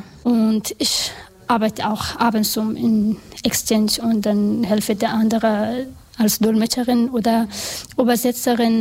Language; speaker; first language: German; non-native, learner; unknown